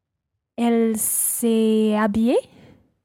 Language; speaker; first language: French; non-native, learner; English